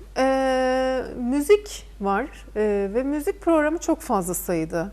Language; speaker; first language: Turkish; native; Turkish